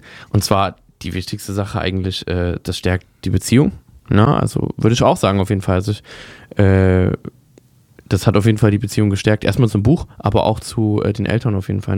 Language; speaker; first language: German; native; German